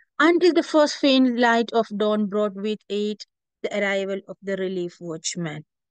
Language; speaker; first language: English; non-native, local second language; Malayalam